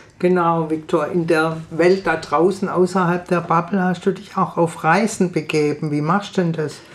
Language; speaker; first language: German; native; German